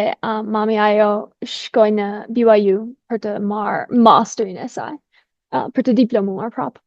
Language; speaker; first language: Albanian; non-native, fluent; English